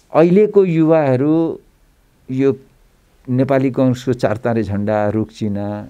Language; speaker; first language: Nepali; native; Nepali